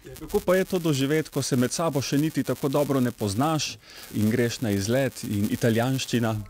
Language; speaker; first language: Slovenian; native; Slovenian